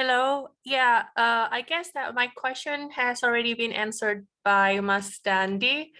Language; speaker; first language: English; non-native, fluent; Indonesian